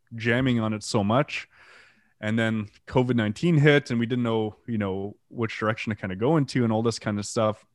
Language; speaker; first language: English; non-native, fluent; French